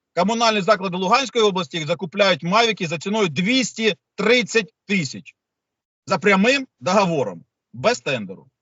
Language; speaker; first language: Ukrainian; native; Ukrainian